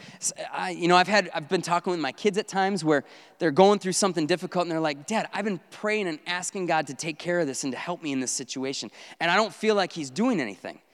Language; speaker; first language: English; native; English